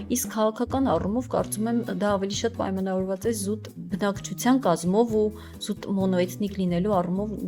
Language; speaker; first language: Armenian; non-native, local second language; Kurdish